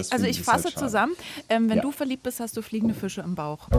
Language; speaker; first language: German; native; German